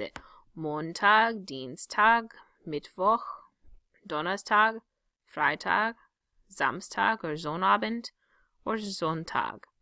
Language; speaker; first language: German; non-native, fluent; English